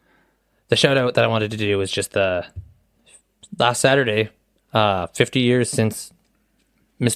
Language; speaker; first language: English; native; English